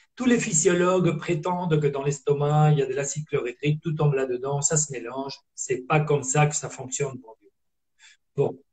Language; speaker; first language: French; non-native, fluent; Italian